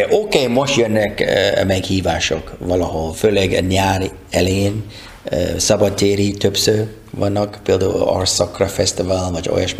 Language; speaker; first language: Hungarian; non-native, learner; English